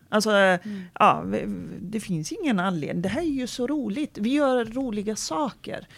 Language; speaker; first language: Swedish; non-native, fluent; Arabic